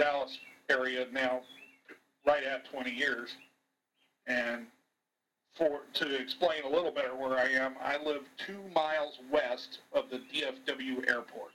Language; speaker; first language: English; native; English